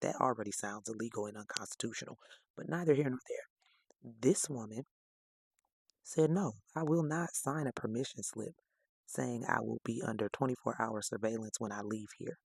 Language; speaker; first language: English; native; English